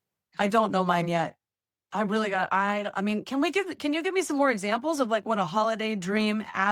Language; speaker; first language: English; native; English